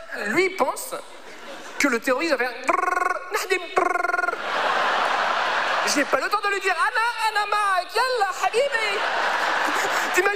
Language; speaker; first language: French; early bilingual, other home language; Arabic